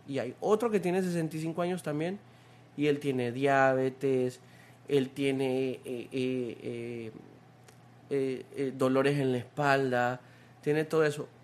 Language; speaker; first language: Spanish; native; Spanish